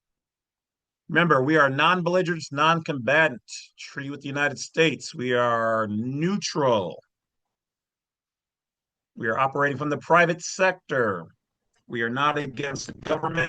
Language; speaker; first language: English; native; English